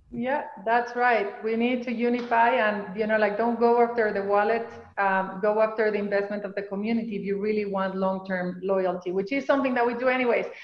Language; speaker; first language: English; non-native, fluent; Spanish